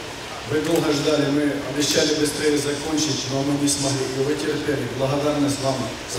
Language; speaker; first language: Russian; native; Russian